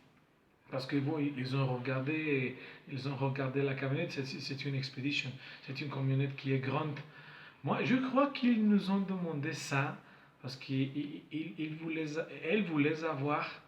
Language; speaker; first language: French; non-native, fluent; Spanish